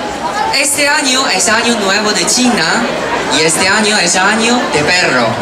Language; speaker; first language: Spanish; non-native, fluent; Chinese